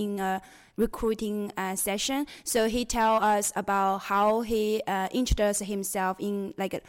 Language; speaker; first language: English; non-native, fluent; Chinese